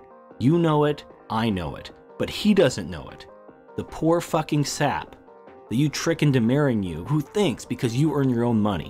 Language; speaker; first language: English; native; English